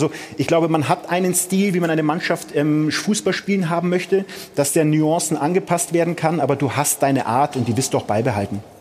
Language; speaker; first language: German; native; German